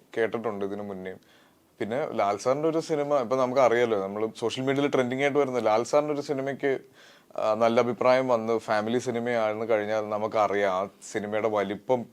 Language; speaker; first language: Malayalam; native; Malayalam